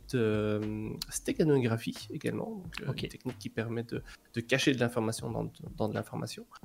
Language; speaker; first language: French; native; French